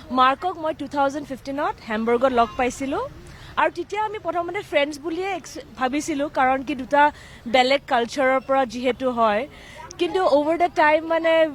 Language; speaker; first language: Assamese; native; Assamese